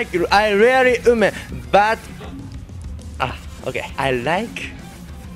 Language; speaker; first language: English; non-native, learner; Japanese